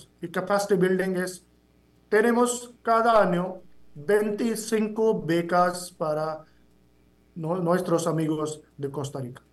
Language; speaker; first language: Spanish; non-native, fluent; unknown